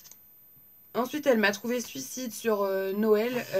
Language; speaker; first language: French; native; French